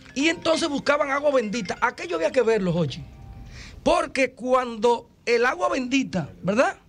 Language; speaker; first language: Spanish; native; Spanish